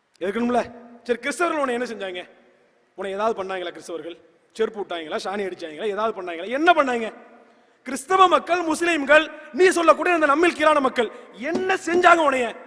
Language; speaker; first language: Tamil; native; Tamil